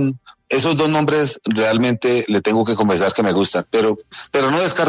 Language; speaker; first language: Spanish; native; Spanish